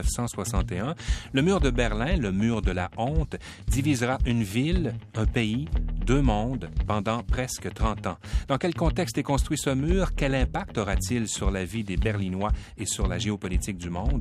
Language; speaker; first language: French; native; French